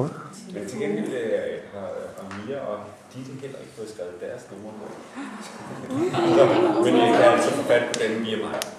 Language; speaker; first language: Danish; native; Danish